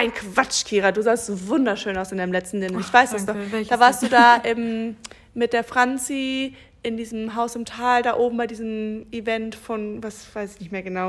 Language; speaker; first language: German; native; German